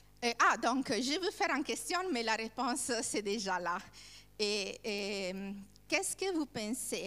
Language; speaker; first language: French; non-native, learner; Italian